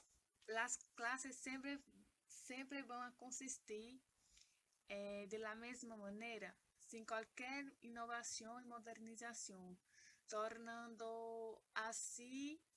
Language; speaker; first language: Spanish; non-native, learner; Portuguese